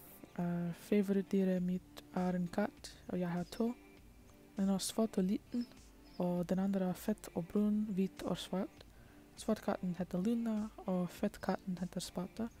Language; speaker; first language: Norwegian; non-native, learner; English